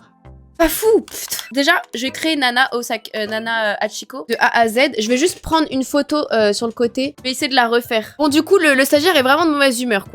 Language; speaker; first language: French; native; French